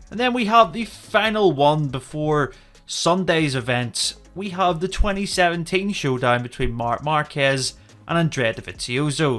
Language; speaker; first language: English; native; English